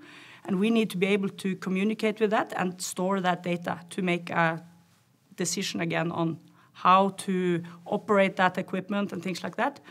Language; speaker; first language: English; non-native, fluent; Norwegian